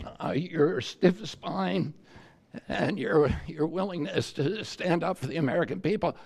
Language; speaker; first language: English; native; English